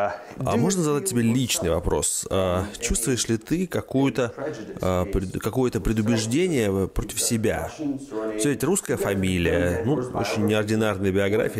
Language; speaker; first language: Russian; native; Russian